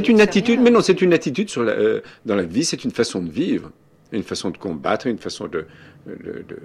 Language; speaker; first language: French; native; French